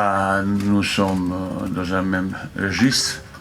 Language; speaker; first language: French; non-native, fluent; Bosnian